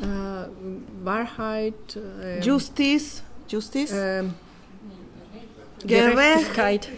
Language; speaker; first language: German; non-native, learner; Spanish